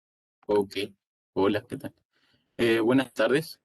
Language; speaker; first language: Spanish; native; Spanish